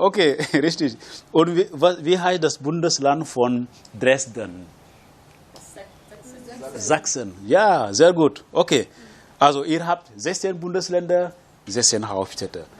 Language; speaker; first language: German; non-native, fluent; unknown